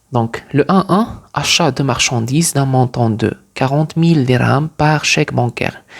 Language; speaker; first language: French; non-native, local second language; Arabic